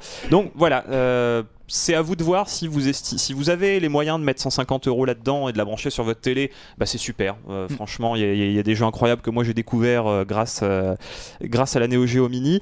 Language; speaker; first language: French; native; French